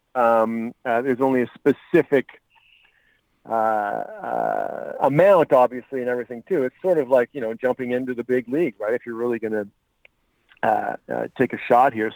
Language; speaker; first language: English; native; English